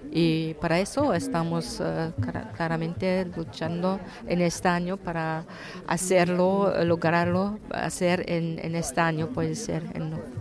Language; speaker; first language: Spanish; non-native, fluent; German